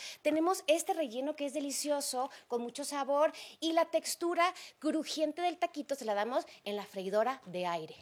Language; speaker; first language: Spanish; native; Spanish